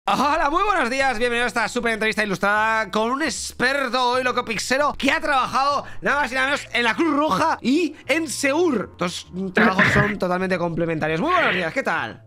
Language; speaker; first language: Spanish; native; Spanish